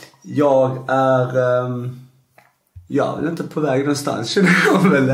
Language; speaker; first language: Swedish; native; Swedish